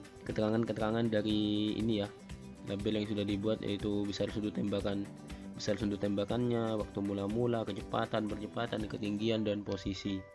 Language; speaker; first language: Indonesian; native; Indonesian